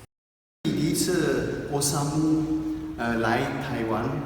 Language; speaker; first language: Chinese; non-native, fluent; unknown